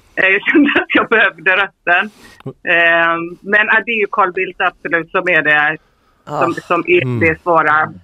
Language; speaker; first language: Swedish; native; Swedish